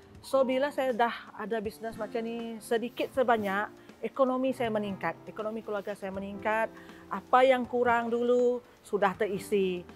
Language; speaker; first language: Malay; non-native, local second language; Iban